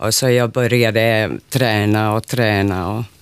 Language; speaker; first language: Swedish; non-native, local second language; Finnish